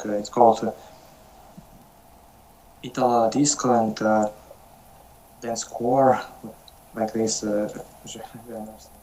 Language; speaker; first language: English; non-native, learner; Russian